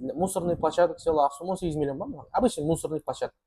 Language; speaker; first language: Russian; non-native, local second language; Kazakh